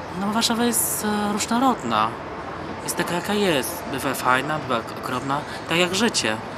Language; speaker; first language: Polish; early bilingual, other home language; Vietnamese